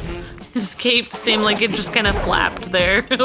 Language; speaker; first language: English; native; English